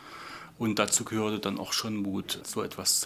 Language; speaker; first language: German; native; German